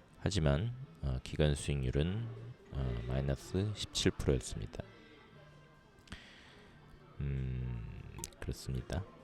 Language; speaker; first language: Korean; native; Korean